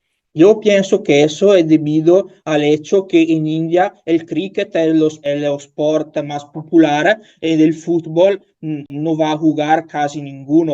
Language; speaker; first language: Spanish; non-native, learner; Italian